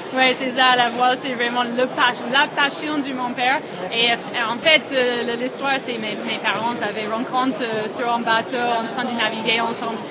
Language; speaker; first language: French; non-native, fluent; English